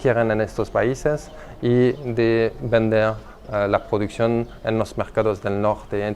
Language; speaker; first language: Spanish; non-native, fluent; French